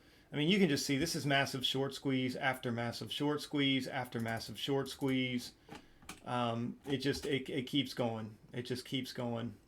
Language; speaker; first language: English; native; English